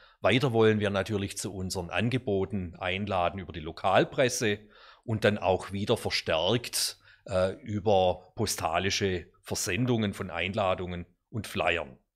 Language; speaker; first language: German; native; German